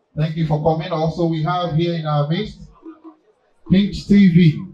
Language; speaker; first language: English; non-native, local second language; Yoruba